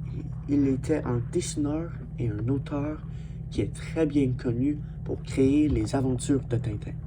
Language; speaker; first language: French; non-native, learner; English